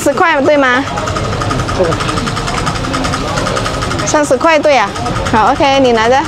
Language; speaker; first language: Chinese; non-native, fluent; Indonesian